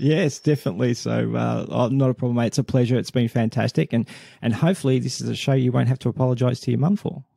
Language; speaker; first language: English; native; English